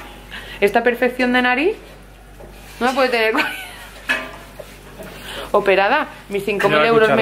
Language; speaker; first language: Spanish; native; Spanish